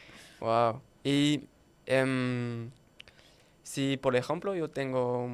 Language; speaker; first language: Spanish; non-native, learner; French